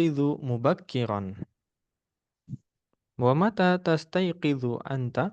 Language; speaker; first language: Arabic; non-native, fluent; Indonesian